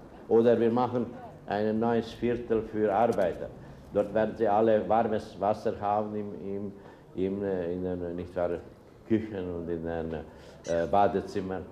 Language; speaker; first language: German; non-native, fluent; Serbian